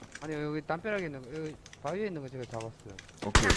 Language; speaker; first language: Korean; non-native, fluent; Chinese